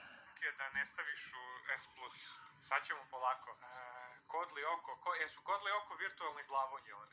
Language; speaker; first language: Bosnian; native; Bosnian